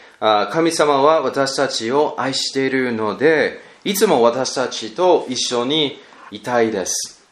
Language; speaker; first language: Japanese; non-native, learner; English